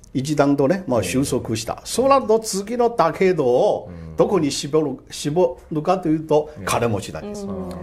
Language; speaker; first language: Japanese; non-native, fluent; Chinese